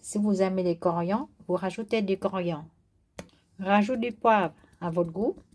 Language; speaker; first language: French; non-native, learner; Vietnamese